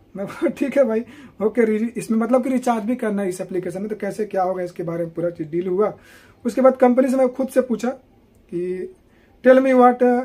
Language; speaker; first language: Hindi; native; Hindi